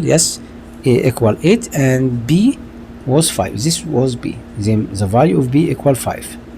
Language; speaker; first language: English; non-native, local second language; Arabic